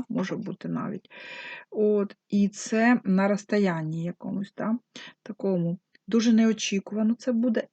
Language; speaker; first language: Ukrainian; non-native, local second language; Russian